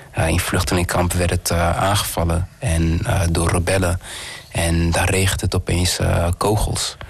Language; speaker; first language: Dutch; early bilingual, other home language; Kinyarwanda